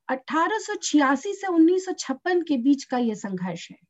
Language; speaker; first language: Hindi; native; Hindi